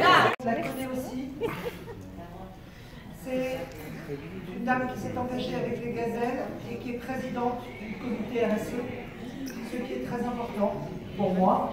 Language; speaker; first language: French; native; French